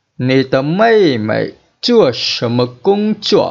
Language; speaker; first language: Chinese; non-native, fluent; Vietnamese